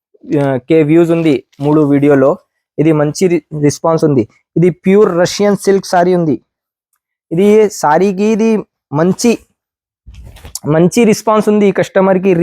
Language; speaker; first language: Telugu; non-native, local second language; Urdu